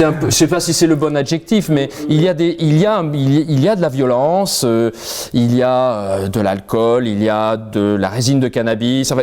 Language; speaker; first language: French; native; French